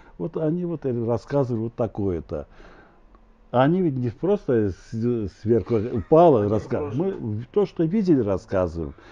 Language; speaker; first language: Russian; non-native, local second language; Azerbaijani